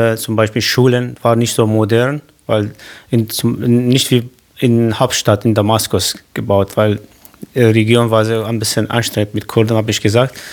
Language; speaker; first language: German; non-native, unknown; Kurdish